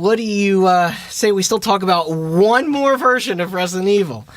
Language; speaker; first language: English; native; English